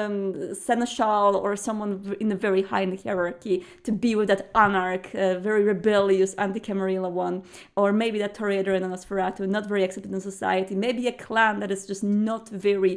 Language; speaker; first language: English; non-native, fluent; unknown